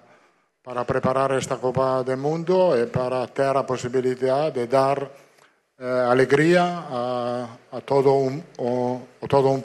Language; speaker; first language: Portuguese; non-native, fluent; Italian